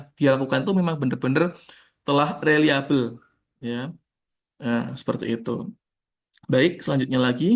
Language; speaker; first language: Indonesian; native; Indonesian